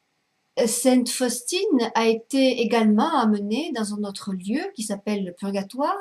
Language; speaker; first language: French; native; French